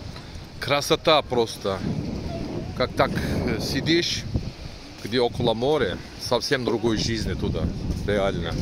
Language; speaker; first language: Russian; non-native, learner; Turkish